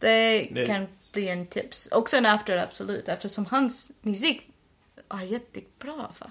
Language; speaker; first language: Swedish; non-native, learner; English